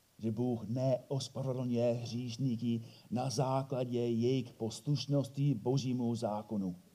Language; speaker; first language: Czech; non-native, fluent; English